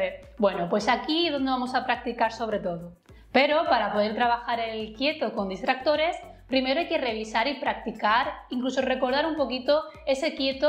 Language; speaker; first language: Spanish; native; Spanish